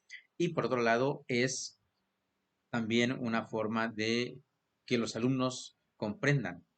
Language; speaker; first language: Spanish; native; Spanish